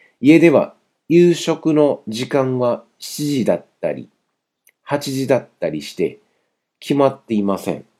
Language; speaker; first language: Japanese; non-native, fluent; Chinese